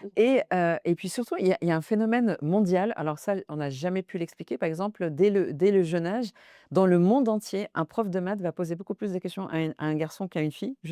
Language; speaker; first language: French; early bilingual, other home language; Arabic